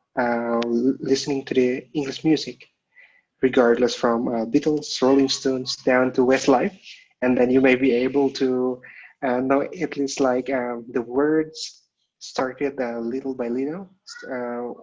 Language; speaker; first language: English; non-native, local second language; Indonesian